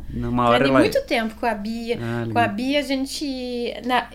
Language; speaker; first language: Portuguese; non-native, fluent; French